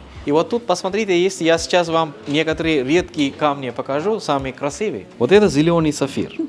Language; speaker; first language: Russian; non-native, fluent; Sinhala